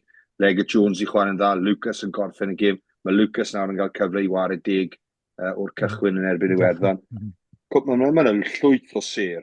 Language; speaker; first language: Welsh; native; Welsh